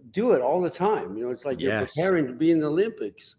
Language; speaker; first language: English; native; English